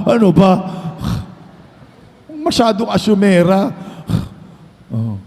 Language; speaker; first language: Filipino; native; Filipino